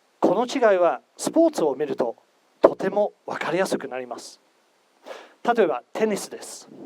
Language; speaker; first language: Japanese; non-native, fluent; English